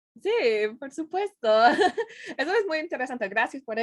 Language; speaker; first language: Spanish; non-native, learner; English